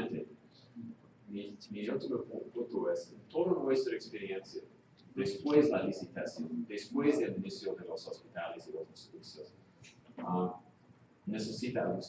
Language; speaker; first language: Spanish; non-native, fluent; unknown